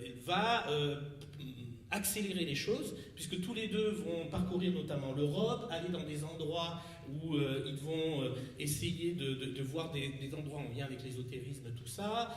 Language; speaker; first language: French; native; French